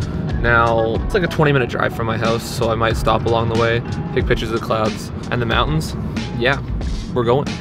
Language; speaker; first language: English; native; English